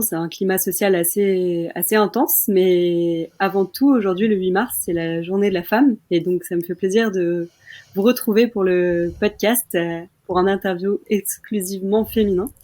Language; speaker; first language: French; native; French